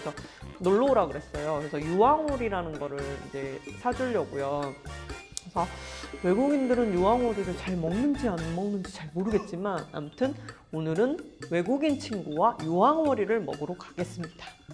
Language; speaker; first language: Korean; native; Korean